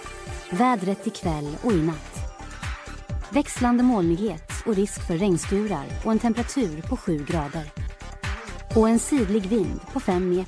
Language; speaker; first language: Swedish; native; Swedish